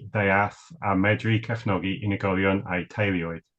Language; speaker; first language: Welsh; non-native, learner; English